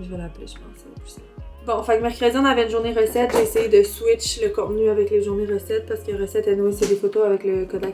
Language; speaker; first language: French; native; French